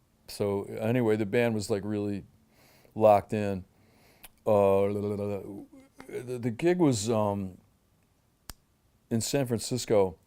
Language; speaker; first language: English; native; English